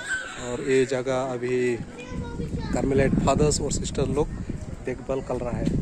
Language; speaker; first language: Hindi; non-native, local second language; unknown